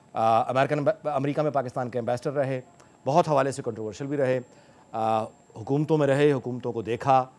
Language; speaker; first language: Urdu; native; Urdu